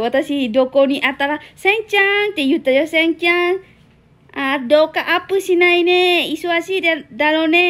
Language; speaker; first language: Japanese; non-native, learner; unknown